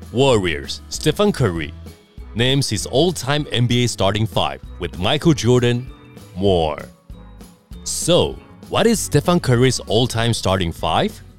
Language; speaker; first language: English; non-native, fluent; Chinese